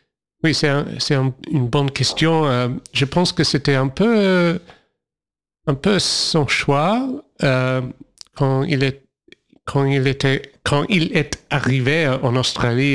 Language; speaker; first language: French; non-native, fluent; English